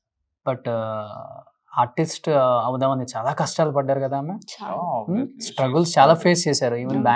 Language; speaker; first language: Telugu; native; Telugu